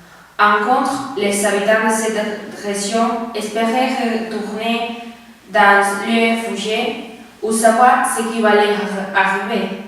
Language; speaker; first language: French; non-native, learner; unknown